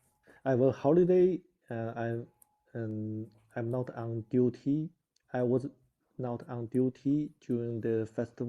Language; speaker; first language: English; non-native, learner; Chinese